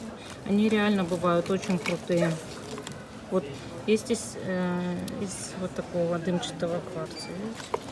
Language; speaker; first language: Russian; native; Russian